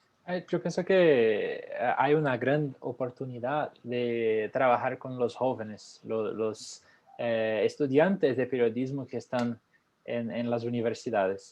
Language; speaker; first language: Spanish; non-native, fluent; Portuguese